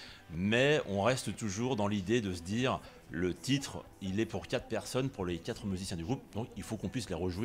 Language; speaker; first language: French; native; French